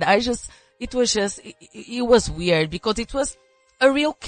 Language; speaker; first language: English; non-native, fluent; Portuguese